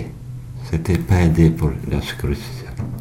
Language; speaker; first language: French; non-native, learner; Albanian